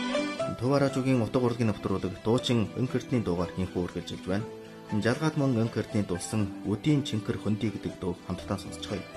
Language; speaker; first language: Mongolian; native; Mongolian